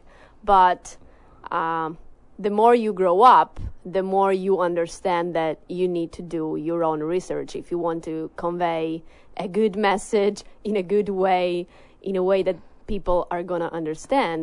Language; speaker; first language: English; non-native, fluent; Italian